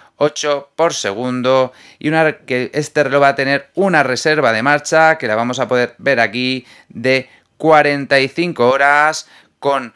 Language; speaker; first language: Spanish; native; Spanish